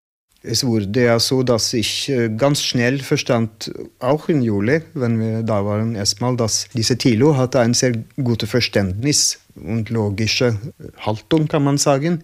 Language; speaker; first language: German; non-native, learner; Norwegian